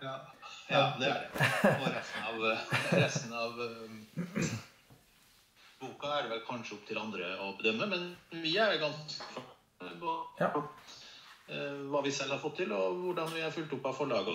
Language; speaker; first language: Norwegian; native; Norwegian